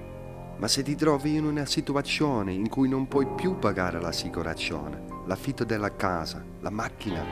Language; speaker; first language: Italian; non-native, fluent; Dutch